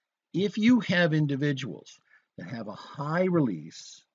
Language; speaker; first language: English; native; English